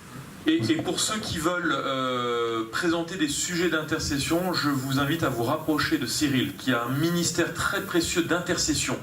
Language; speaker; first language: French; native; French